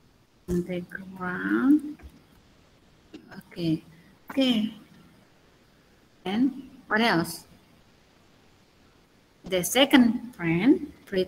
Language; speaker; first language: English; non-native, learner; Indonesian